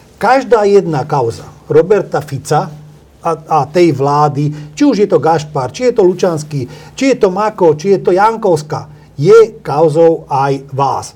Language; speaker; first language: Slovak; non-native, local second language; Hungarian